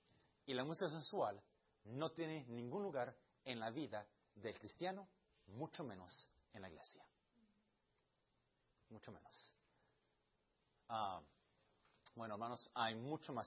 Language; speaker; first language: Spanish; early bilingual, heritage; Spanish